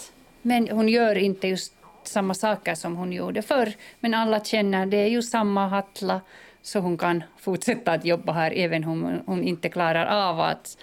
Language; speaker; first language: Swedish; non-native, fluent; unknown